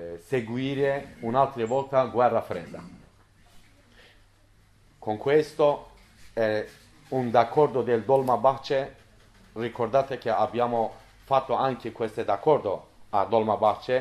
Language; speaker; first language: Italian; non-native, learner; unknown